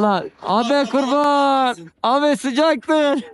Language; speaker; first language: Turkish; native; Turkish